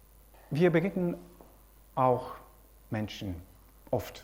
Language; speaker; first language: German; non-native, fluent; Romanian